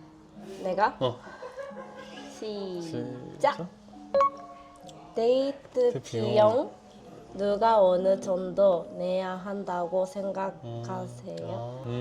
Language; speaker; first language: Korean; non-native, learner; Japanese